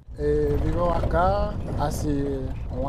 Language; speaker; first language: Spanish; non-native, learner; Haitian Creole